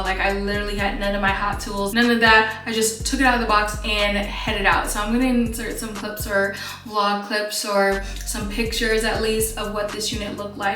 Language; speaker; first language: English; native; English